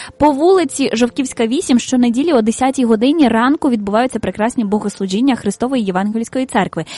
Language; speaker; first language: Ukrainian; native; Ukrainian